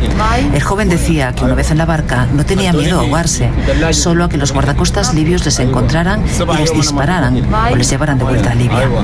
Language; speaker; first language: Spanish; native; Spanish